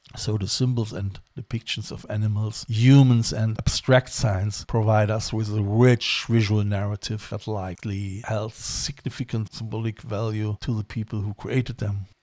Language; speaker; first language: English; non-native, fluent; German